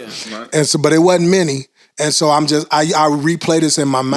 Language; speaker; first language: English; native; English